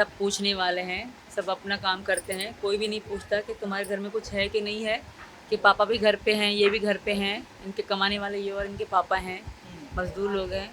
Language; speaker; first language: Urdu; non-native, local second language; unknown